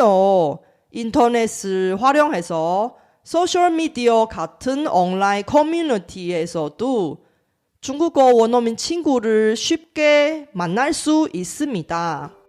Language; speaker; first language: Korean; non-native, fluent; Chinese